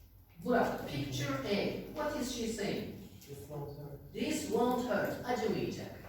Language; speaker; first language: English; non-native, fluent; Turkish